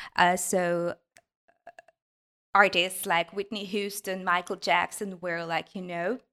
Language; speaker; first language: English; non-native, fluent; Ukrainian